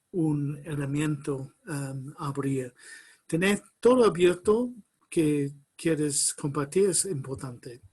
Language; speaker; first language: Spanish; non-native, fluent; English